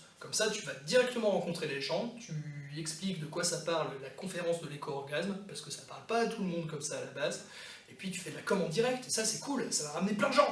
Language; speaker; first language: French; native; French